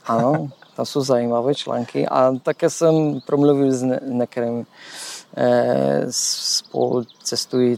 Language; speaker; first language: Czech; non-native, learner; Polish